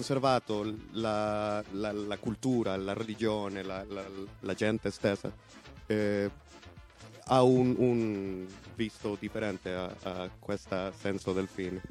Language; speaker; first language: Italian; non-native, learner; Spanish